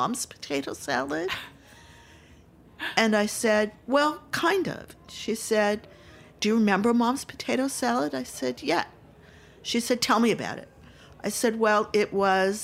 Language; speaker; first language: English; native; English